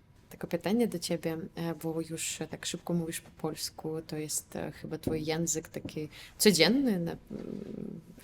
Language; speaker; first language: Polish; non-native, fluent; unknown